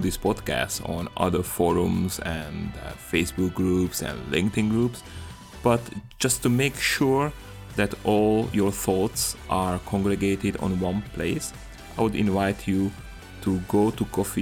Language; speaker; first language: English; non-native, fluent; Hungarian